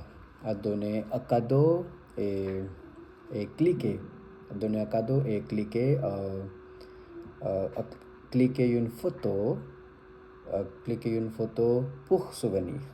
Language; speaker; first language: French; non-native, learner; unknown